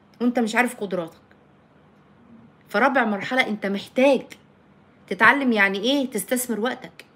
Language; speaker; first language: Arabic; native; Arabic